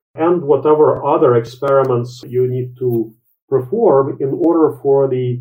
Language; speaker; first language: English; non-native, fluent; Latvian